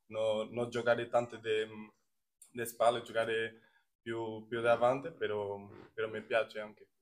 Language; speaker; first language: Italian; non-native, learner; Portuguese